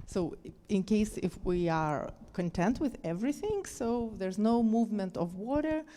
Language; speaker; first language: English; non-native, fluent; Lithuanian